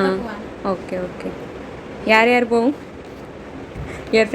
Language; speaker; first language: Malayalam; non-native, learner; Telugu